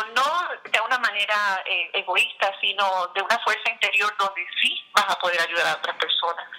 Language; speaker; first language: Spanish; native; Spanish